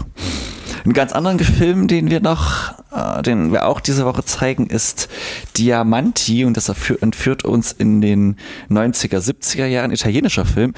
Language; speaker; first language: German; native; German